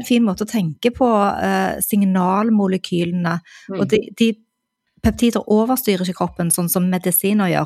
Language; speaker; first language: Norwegian; native; Norwegian